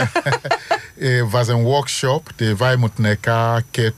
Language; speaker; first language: Dutch; non-native, fluent; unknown